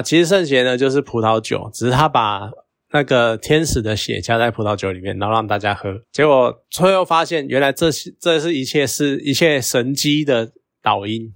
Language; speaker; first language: Chinese; native; Chinese